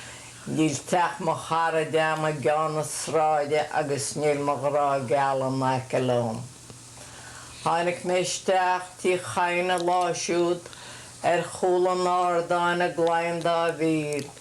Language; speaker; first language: Irish; native; Irish